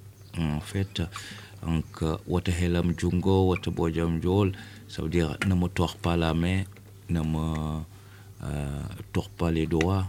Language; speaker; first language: French; non-native, local second language; Wolof